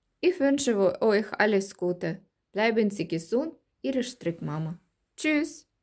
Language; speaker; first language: German; non-native, learner; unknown